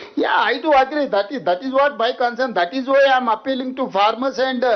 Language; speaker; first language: English; non-native, local second language; Telugu